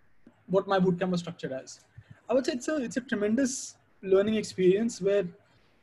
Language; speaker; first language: English; non-native, local second language; Hindi